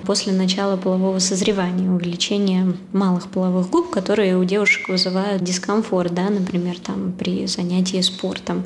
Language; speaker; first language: Russian; native; Russian